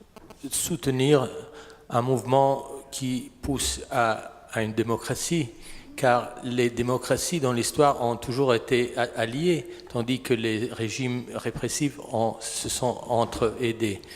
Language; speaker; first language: French; non-native, fluent; Italian